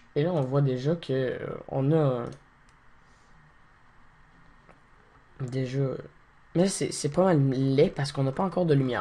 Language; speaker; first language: French; native; French